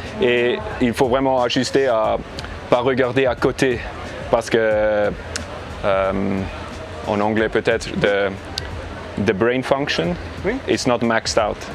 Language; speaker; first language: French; non-native, learner; English